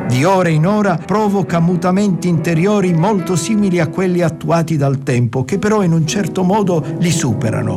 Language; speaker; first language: Italian; native; Italian